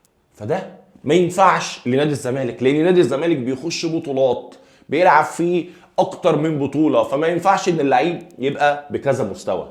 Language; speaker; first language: Arabic; native; Arabic